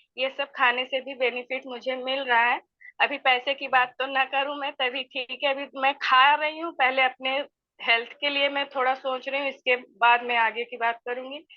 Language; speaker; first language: Hindi; native; Hindi